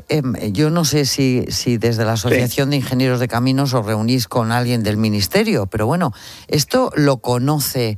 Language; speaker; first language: Spanish; native; Spanish